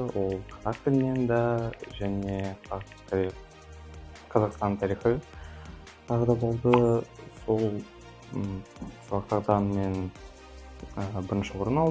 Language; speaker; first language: Kazakh; non-native, local second language; Russian